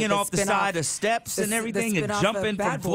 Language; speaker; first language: English; native; English